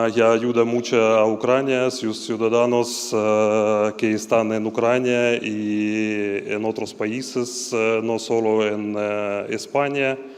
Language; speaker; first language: Spanish; non-native, fluent; Ukrainian